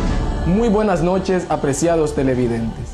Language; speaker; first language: Spanish; native; Spanish